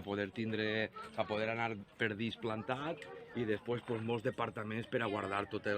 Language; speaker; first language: Catalan; native; Catalan